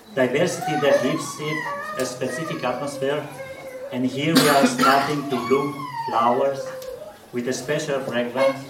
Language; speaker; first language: English; non-native, fluent; Romanian